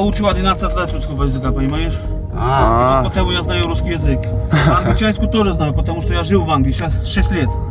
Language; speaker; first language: Russian; non-native, learner; Polish